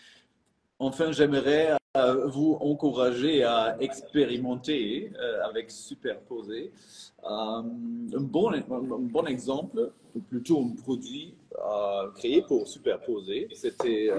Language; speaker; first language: French; non-native, fluent; German